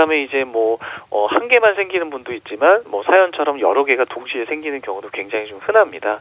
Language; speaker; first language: Korean; native; Korean